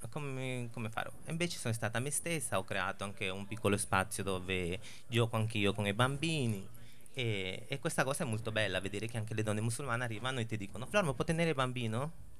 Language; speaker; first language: Italian; non-native, fluent; Spanish